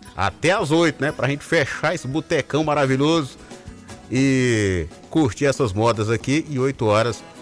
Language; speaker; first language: Portuguese; native; Portuguese